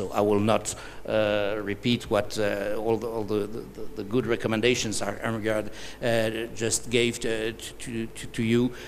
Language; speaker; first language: English; non-native, fluent; French